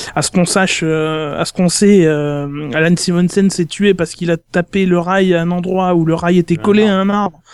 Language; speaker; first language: French; native; French